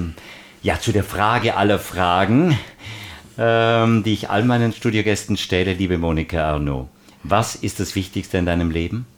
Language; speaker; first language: German; native; German